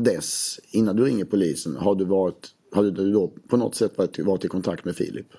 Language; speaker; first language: Swedish; native; Swedish